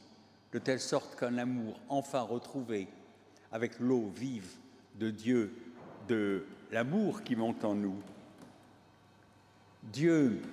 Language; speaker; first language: French; native; French